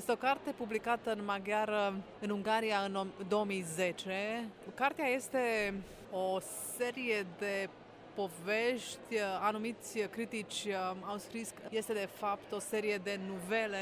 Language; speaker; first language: Romanian; non-native, local second language; Hungarian